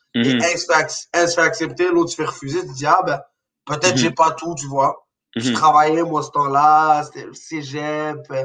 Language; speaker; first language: French; non-native, local second language; Arabic